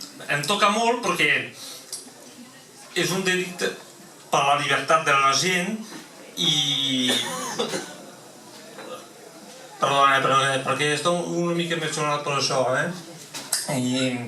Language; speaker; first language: Catalan; non-native, local second language; French